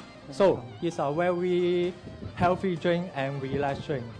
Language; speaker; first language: English; non-native, local second language; Cantonese